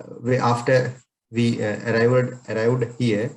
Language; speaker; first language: English; non-native, learner; Sinhala